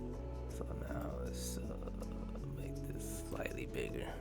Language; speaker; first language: English; native; English